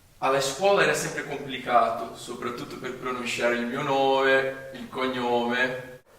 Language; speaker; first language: Italian; non-native, fluent; Portuguese